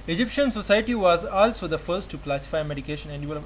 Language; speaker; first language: English; non-native, local second language; Urdu